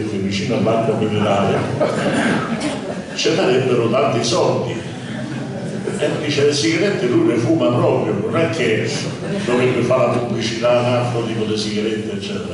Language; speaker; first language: Italian; native; Italian